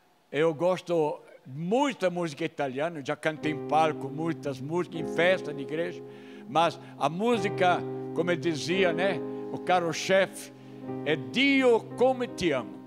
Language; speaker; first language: Portuguese; non-native, fluent; Italian